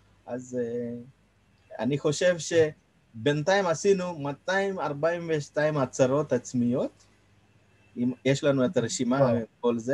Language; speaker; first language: Hebrew; non-native, fluent; Telugu